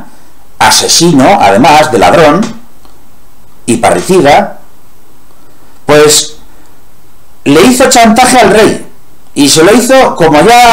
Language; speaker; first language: Spanish; native; Spanish